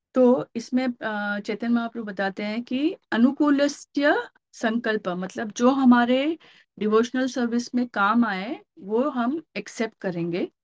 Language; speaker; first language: Hindi; non-native, local second language; Marathi